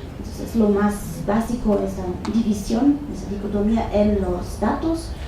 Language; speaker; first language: Spanish; non-native, fluent; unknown